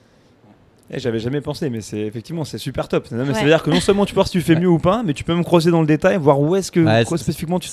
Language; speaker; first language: French; native; French